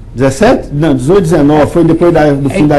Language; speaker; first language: Portuguese; native; Portuguese